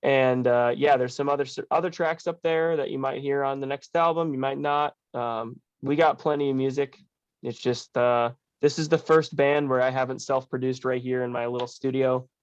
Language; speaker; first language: English; native; English